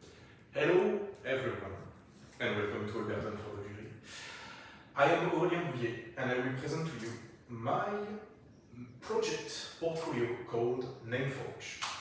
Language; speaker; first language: English; non-native, fluent; French